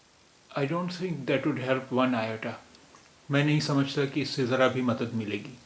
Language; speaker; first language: Hindi; native; Hindi